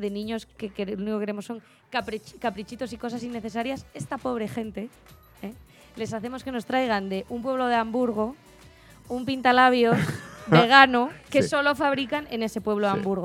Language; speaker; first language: Spanish; native; Spanish